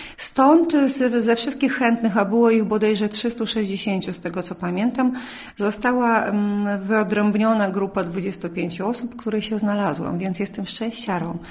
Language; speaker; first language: Polish; early bilingual, heritage; Polish